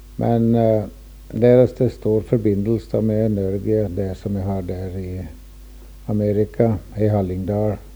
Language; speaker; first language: Norwegian; early bilingual, heritage; Norwegian